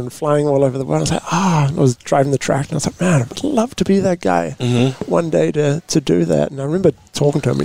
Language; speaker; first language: English; native; English